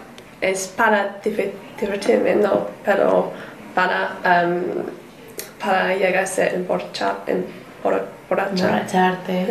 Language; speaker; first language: Spanish; non-native, learner; English